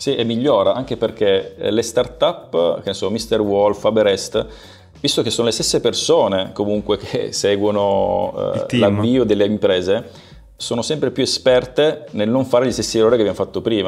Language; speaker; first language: Italian; native; Italian